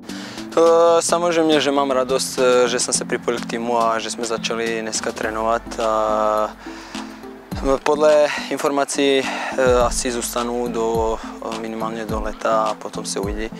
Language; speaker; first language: Czech; non-native, fluent; Serbian